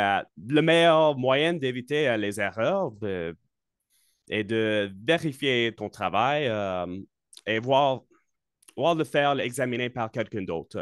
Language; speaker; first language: French; non-native, local second language; English